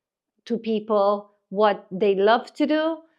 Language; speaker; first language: English; non-native, fluent; Romanian